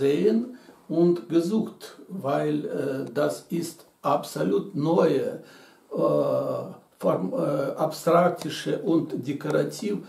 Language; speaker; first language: German; non-native, learner; Russian